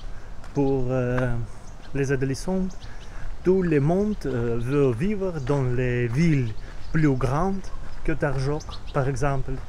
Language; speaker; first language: French; non-native, learner; Russian